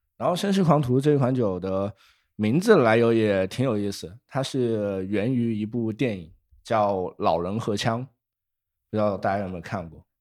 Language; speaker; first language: Chinese; native; Chinese